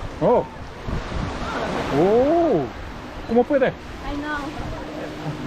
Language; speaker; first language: Spanish; non-native, learner; Korean